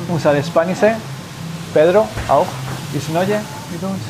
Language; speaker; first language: German; non-native, learner; Spanish